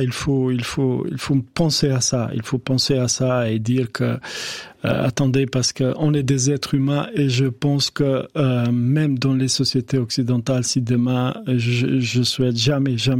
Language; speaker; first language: French; non-native, fluent; Albanian